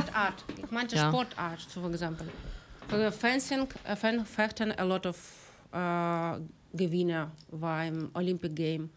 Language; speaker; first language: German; non-native, learner; Ukrainian